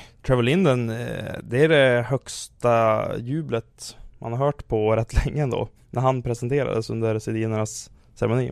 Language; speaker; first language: Swedish; native; Swedish